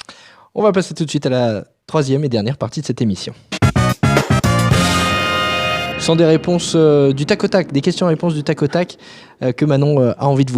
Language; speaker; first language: French; native; French